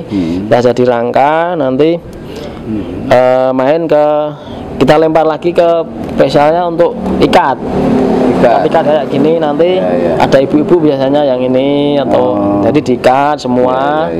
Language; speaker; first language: Indonesian; native; Indonesian